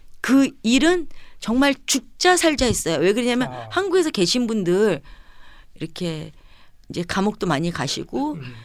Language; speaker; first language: Korean; early bilingual, heritage; Korean